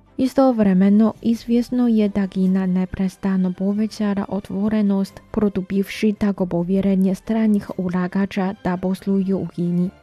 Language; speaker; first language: Croatian; non-native, fluent; Chinese